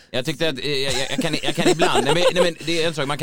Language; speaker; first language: Swedish; native; Swedish